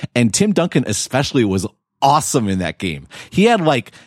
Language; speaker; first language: English; native; English